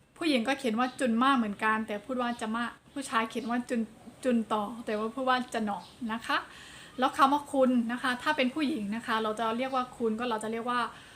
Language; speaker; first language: Thai; non-native, fluent; Burmese